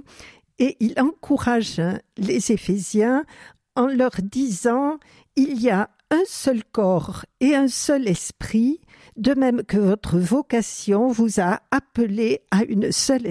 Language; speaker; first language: French; native; French